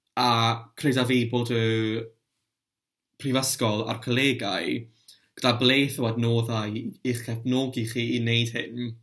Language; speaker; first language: Welsh; non-native, local second language; English